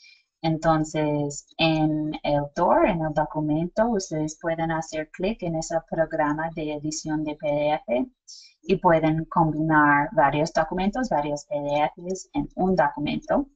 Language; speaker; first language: Spanish; non-native, fluent; English